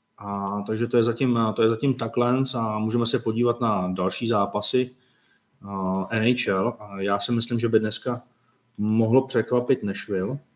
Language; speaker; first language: Czech; native; Czech